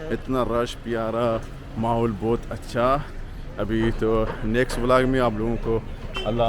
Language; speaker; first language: Hindi; non-native, local second language; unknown